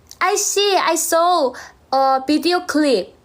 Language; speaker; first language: English; non-native, learner; Thai